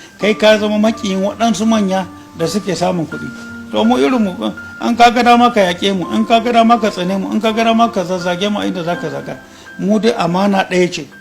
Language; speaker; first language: Hausa; native; Hausa